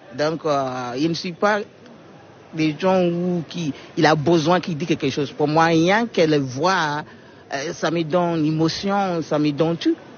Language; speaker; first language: French; non-native, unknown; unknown